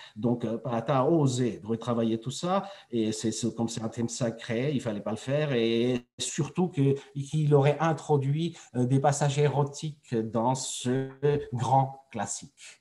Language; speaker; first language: French; non-native, fluent; Georgian